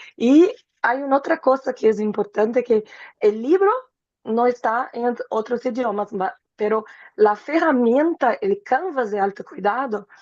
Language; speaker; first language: Spanish; non-native, fluent; Portuguese